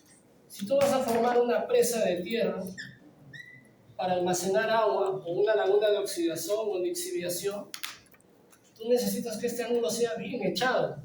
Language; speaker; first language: Spanish; native; Spanish